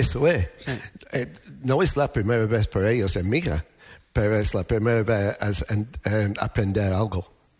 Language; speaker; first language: Spanish; non-native, learner; English